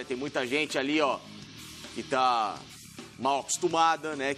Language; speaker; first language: Portuguese; native; Portuguese